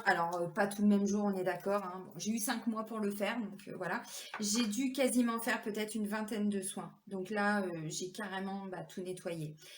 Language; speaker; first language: French; native; French